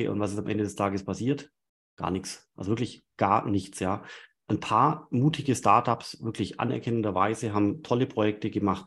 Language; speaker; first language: German; native; German